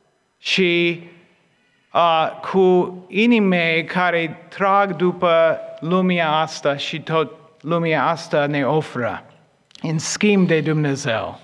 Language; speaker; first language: Romanian; non-native, fluent; English